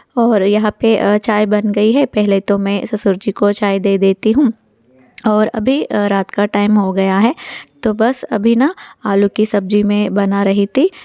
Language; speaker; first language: Hindi; non-native, local second language; Telugu